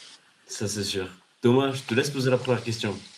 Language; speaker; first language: French; native; French